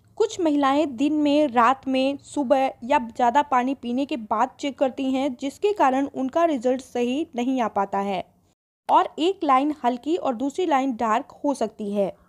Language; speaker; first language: Hindi; native; Hindi